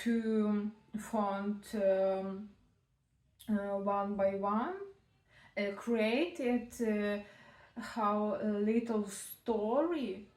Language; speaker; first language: English; non-native, learner; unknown